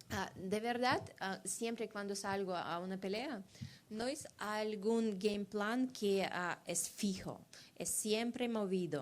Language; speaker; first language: Spanish; non-native, learner; Russian